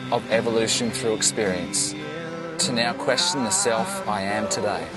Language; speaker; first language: English; native; English